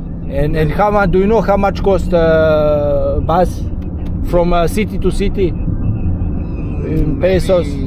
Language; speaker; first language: English; non-native, learner; Serbian